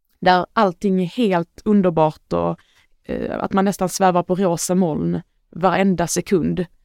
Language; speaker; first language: Swedish; early bilingual, other home language; Arabic